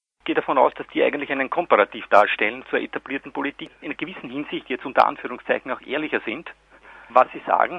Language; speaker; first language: German; native; German